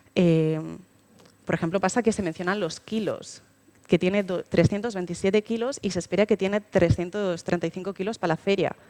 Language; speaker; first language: Spanish; native; Spanish